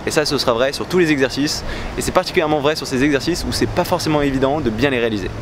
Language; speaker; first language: French; native; French